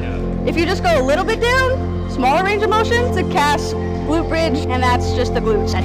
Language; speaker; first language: English; native; English